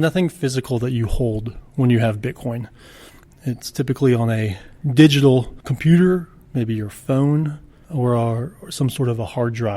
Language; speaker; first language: English; native; English